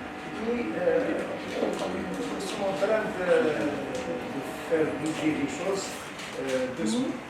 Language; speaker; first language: French; non-native, local second language; Arabic